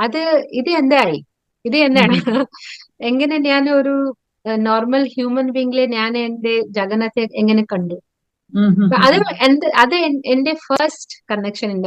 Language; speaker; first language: Malayalam; non-native, local second language; Odia